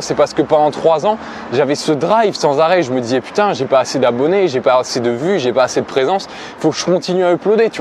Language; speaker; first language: French; native; French